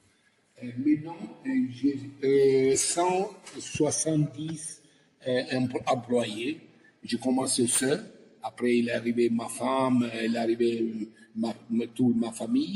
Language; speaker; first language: French; non-native, learner; Italian